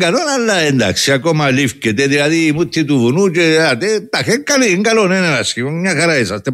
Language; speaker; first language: Greek; native; Greek